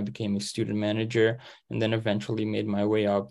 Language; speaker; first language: English; early bilingual, other home language; Portuguese